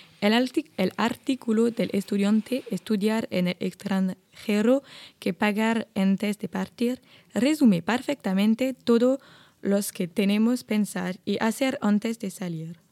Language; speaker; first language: Spanish; non-native, learner; French